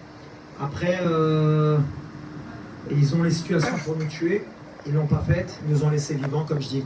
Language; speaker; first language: French; native; French